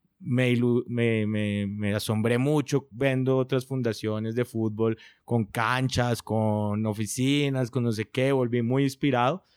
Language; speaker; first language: Spanish; native; Spanish